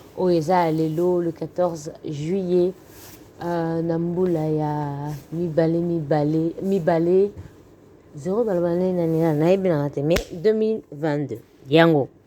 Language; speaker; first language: Lingala; native; Lingala